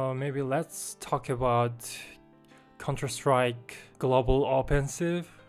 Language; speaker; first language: English; non-native, learner; Mongolian